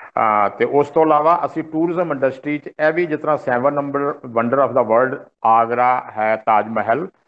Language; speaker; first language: Punjabi; native; Punjabi